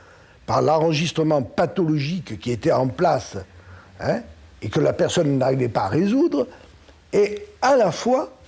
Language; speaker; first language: French; native; French